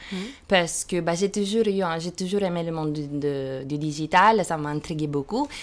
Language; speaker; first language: French; non-native, fluent; Italian